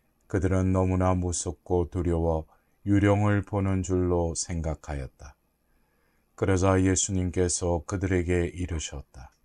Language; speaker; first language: Korean; native; Korean